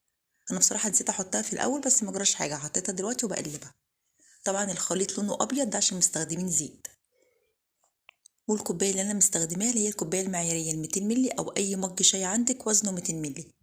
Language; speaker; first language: Arabic; native; Arabic